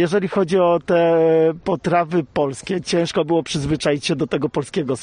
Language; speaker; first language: Polish; native; Polish